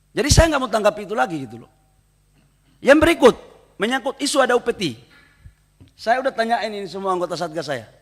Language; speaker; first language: Indonesian; native; Indonesian